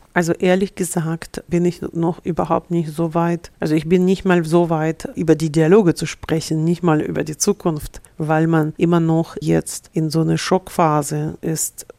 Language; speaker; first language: German; non-native, fluent; Russian